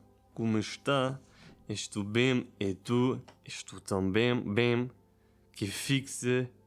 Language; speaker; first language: Portuguese; non-native, learner; German